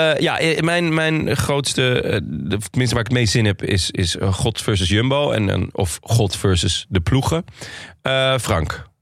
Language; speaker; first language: Dutch; native; Dutch